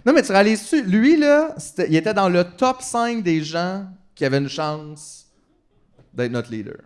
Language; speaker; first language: French; native; French